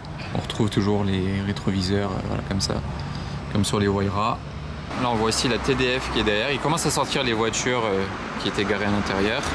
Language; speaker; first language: French; native; French